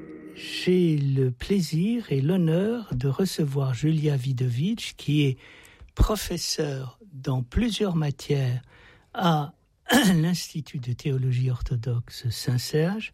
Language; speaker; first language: French; native; French